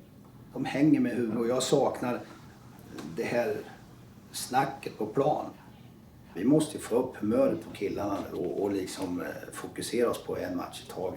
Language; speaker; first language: Swedish; native; Swedish